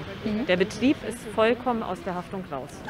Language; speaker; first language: German; native; German